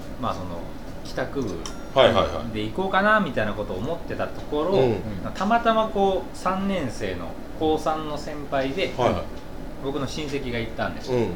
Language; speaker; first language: Japanese; native; Japanese